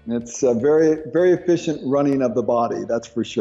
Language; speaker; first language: English; native; English